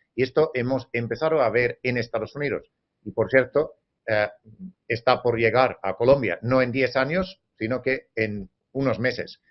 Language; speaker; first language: Spanish; non-native, fluent; Finnish